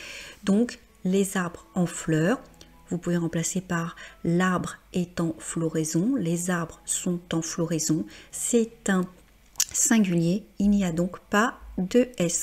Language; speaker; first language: French; native; French